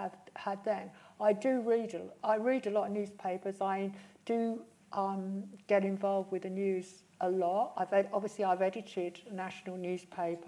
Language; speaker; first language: English; native; English